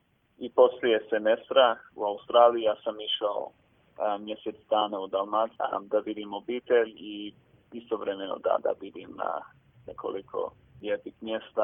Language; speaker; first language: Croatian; early bilingual, heritage; English